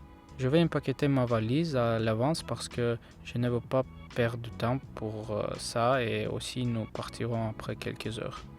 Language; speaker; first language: French; non-native, learner; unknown